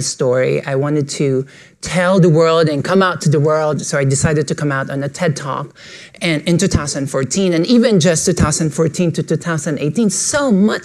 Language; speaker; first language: English; non-native, local second language; Filipino